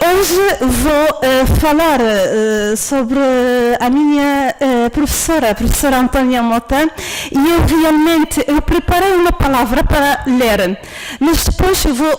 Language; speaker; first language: Portuguese; non-native, fluent; Arabic